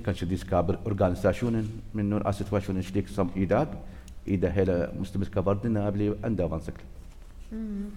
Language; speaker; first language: Norwegian; non-native, learner; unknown